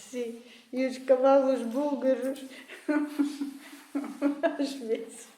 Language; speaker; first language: Portuguese; non-native, fluent; Bulgarian